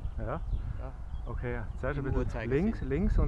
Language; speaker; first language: German; native; German